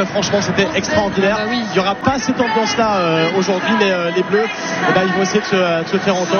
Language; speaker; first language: French; native; French